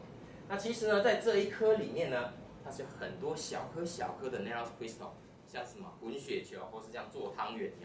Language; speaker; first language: Chinese; native; Chinese